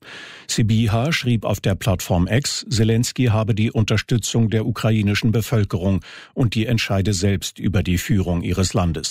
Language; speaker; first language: German; native; German